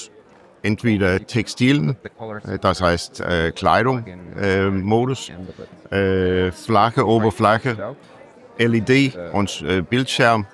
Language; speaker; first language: German; non-native, learner; English